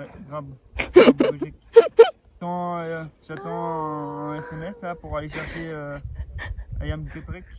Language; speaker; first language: French; native; French